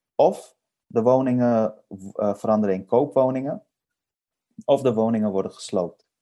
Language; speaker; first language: Dutch; early bilingual, other home language; Persian